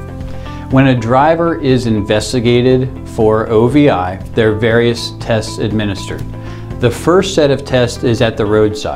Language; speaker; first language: English; native; English